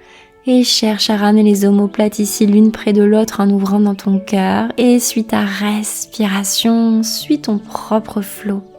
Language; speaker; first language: French; native; French